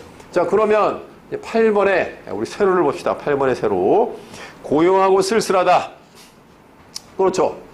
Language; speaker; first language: Korean; native; Korean